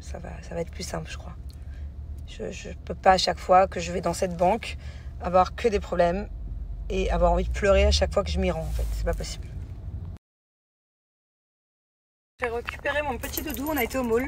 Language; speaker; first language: French; native; French